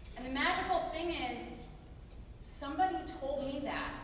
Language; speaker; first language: English; native; English